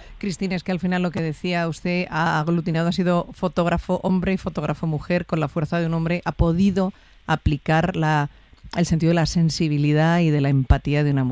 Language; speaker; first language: Spanish; native; Spanish